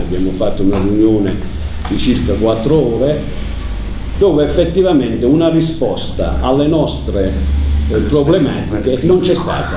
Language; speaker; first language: Italian; native; Italian